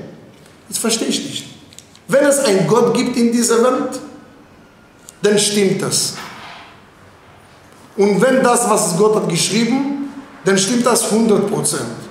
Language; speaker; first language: German; non-native, fluent; Hebrew